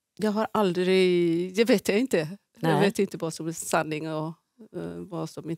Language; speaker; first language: Swedish; non-native, fluent; Persian